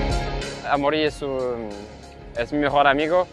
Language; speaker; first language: Spanish; non-native, fluent; French